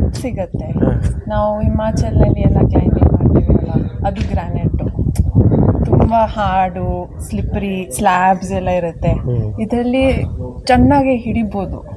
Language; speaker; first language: Kannada; early bilingual, heritage; Kannada